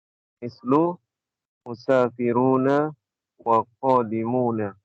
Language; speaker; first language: Arabic; non-native, learner; Indonesian